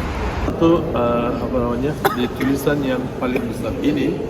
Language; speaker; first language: Indonesian; non-native, learner; Turkish